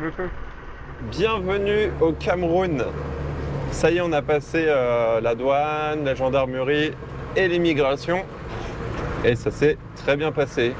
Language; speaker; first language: French; native; French